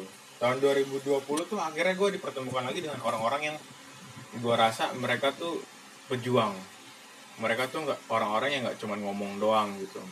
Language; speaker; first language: Indonesian; native; Indonesian